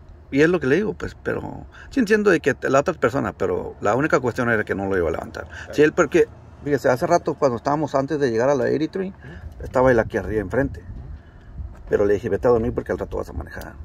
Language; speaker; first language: Spanish; early bilingual, heritage; Spanish